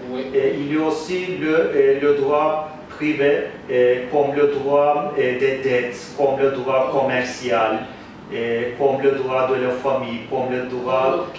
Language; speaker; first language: French; non-native, fluent; Turkish